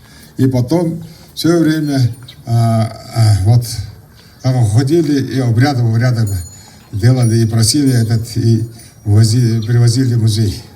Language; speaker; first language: Russian; non-native, local second language; Tuvinian